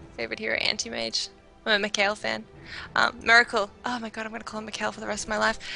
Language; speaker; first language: English; native; English